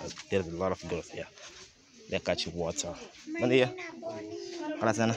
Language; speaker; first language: English; non-native, learner; Makhuwa